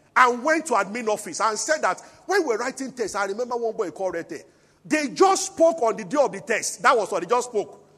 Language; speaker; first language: English; non-native, local second language; Yoruba